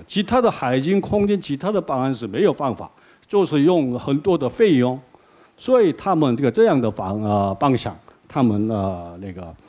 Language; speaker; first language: Chinese; non-native, learner; Korean